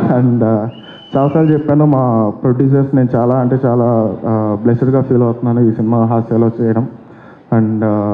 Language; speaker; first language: Telugu; native; Telugu